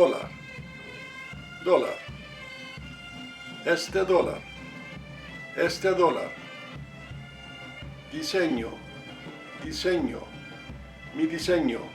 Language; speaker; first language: Spanish; non-native, fluent; English